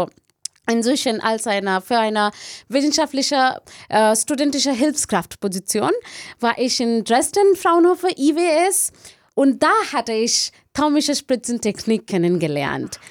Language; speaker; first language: German; non-native, learner; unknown